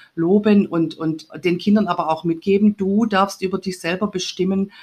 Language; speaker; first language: German; native; German